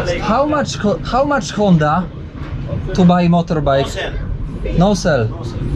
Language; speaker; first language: English; non-native, learner; Polish